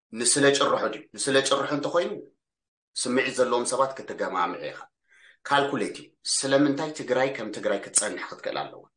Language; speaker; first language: Tigrinya; early bilingual, heritage; Tigrinya